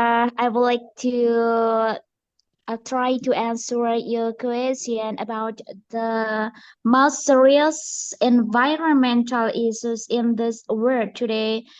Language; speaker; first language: English; non-native, learner; Indonesian